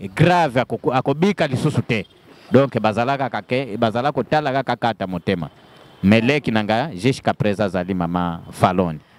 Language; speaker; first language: Lingala; non-native, local second language; Kongo